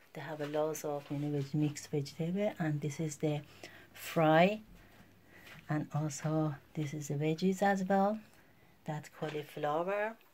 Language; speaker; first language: English; non-native, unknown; Persian